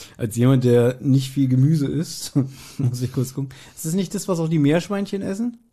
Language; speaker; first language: German; native; German